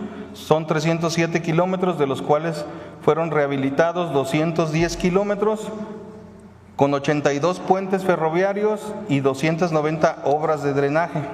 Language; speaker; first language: Spanish; native; Spanish